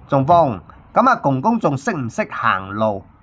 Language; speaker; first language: Cantonese; native; Cantonese